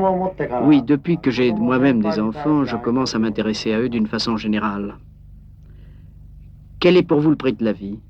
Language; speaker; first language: French; native; French